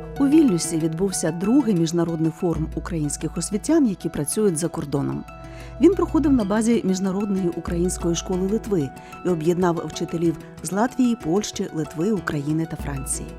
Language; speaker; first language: Ukrainian; native; Ukrainian